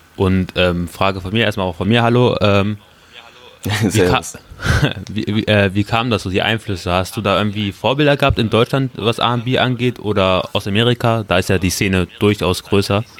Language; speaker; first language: German; early bilingual, other home language; Turkish